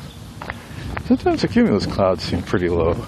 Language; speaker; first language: English; native; English